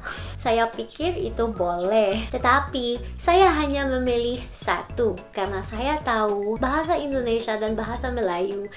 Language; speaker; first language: Indonesian; non-native, learner; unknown